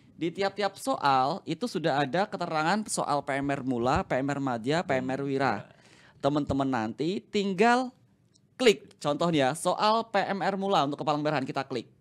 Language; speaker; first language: Indonesian; native; Indonesian